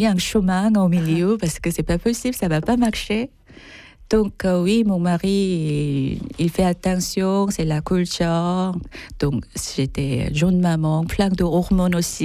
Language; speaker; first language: French; non-native, fluent; Korean